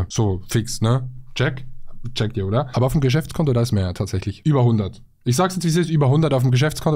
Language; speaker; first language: German; native; German